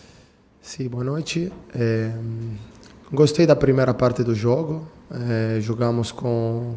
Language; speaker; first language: Portuguese; non-native, fluent; Italian